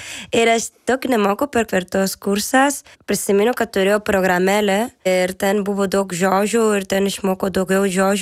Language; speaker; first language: Lithuanian; non-native, learner; Spanish